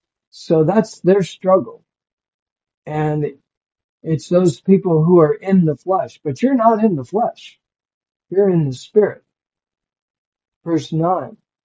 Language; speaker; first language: English; native; English